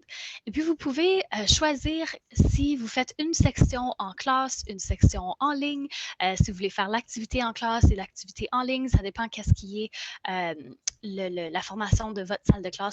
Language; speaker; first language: French; native; French